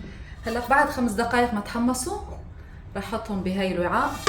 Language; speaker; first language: Arabic; native; Arabic